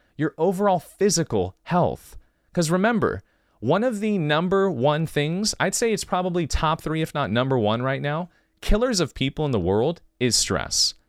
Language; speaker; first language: English; native; English